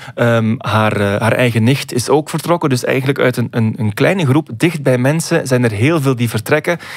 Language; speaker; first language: Dutch; native; Dutch